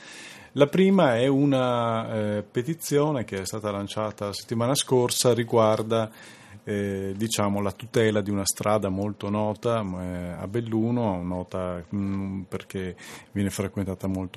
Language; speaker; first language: Italian; native; Italian